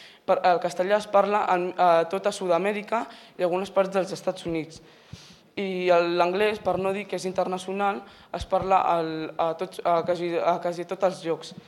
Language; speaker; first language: Catalan; non-native, local second language; Spanish